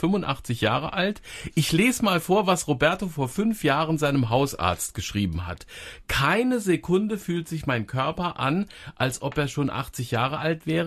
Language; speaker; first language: German; native; German